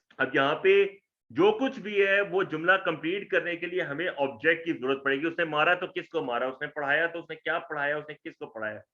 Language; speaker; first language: Urdu; native; Urdu